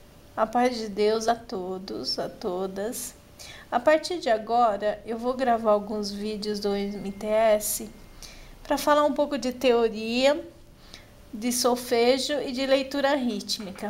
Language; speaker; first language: Portuguese; native; Portuguese